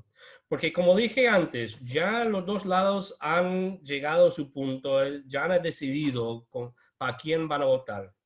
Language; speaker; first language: Spanish; non-native, fluent; English